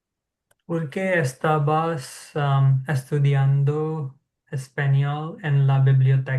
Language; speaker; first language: Spanish; non-native, learner; English